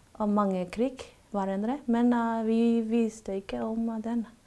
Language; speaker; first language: Norwegian; non-native, learner; Burmese